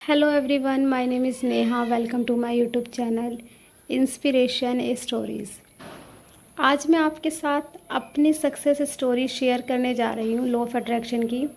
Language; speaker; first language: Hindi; native; Hindi